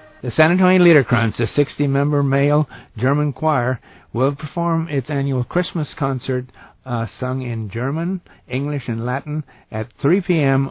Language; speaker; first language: English; native; English